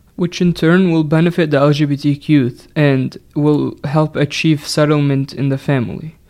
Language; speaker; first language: English; non-native, fluent; Arabic